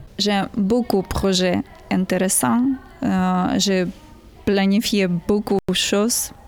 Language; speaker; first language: French; non-native, learner; Ukrainian